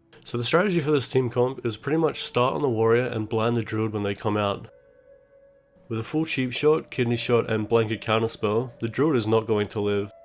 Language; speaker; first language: English; native; English